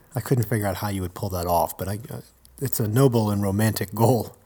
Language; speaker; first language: English; native; English